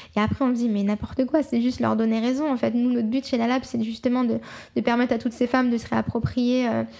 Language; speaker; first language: French; native; French